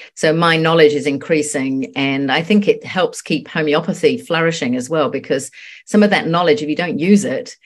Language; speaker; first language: English; native; English